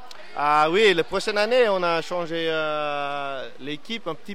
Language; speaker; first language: French; non-native, learner; Dutch